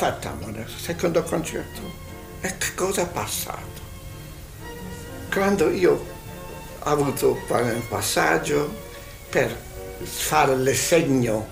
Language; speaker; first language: Italian; non-native, learner; Hungarian